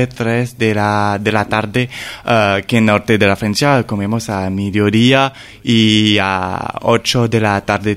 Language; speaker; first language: Spanish; non-native, learner; French